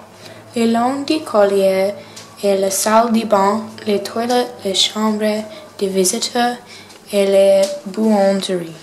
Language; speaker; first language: French; non-native, learner; English